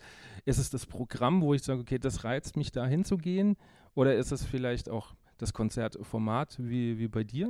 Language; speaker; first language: German; native; German